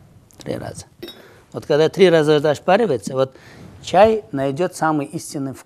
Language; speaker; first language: Russian; non-native, local second language; Uzbek